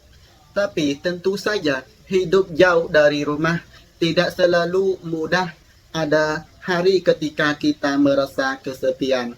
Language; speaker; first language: Indonesian; non-native, fluent; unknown